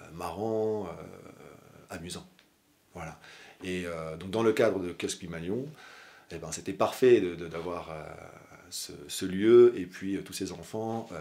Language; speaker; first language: French; native; French